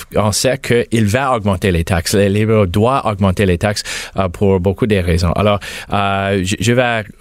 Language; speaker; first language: French; native; French